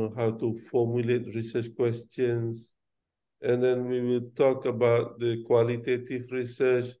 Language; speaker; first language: English; non-native, local second language; Malay